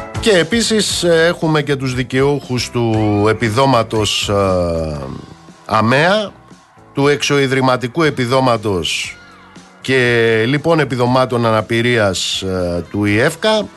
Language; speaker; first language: Greek; native; Greek